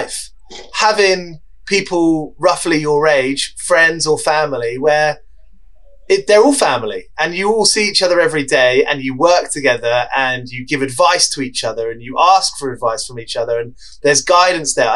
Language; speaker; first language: English; native; English